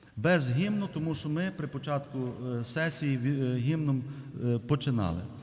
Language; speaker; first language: Ukrainian; native; Ukrainian